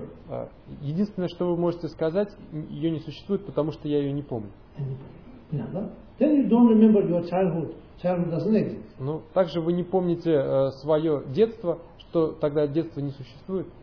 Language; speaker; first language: Russian; native; Russian